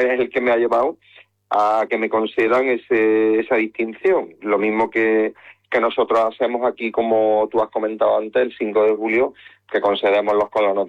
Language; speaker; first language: Spanish; native; Spanish